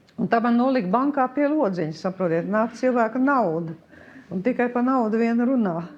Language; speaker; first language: Latvian; early bilingual, heritage; Latvian